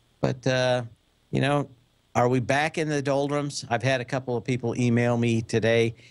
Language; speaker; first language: English; native; English